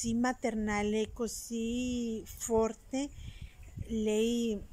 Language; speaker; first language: Italian; non-native, learner; Spanish